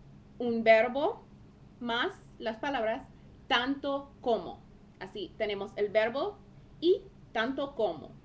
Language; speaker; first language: Spanish; non-native, fluent; English